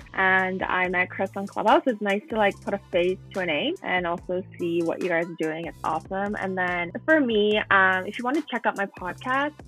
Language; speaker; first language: English; native; English